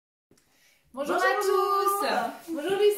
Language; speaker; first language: French; native; French